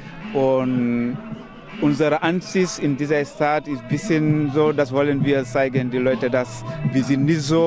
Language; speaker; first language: German; non-native, learner; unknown